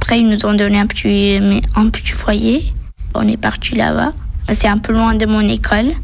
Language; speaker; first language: French; early bilingual, other home language; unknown